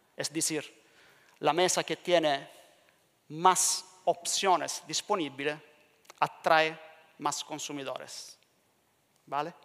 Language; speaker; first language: Spanish; non-native, learner; Italian